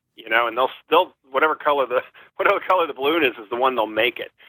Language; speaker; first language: English; native; English